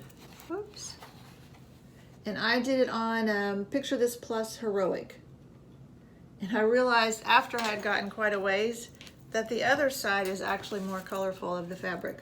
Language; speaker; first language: English; native; English